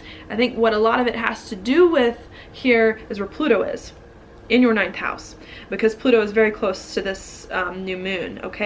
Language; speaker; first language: English; native; English